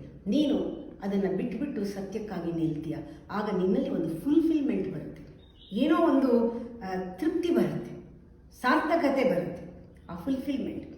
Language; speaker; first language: Kannada; native; Kannada